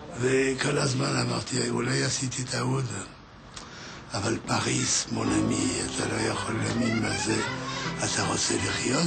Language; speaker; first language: Hebrew; non-native, learner; French